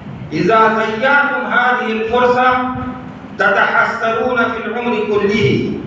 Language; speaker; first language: Arabic; non-native, fluent; Urdu